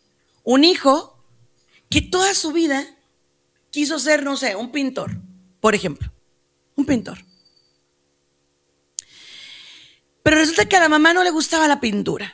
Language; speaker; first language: Spanish; native; Spanish